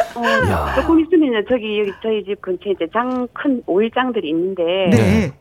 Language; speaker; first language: Korean; native; Korean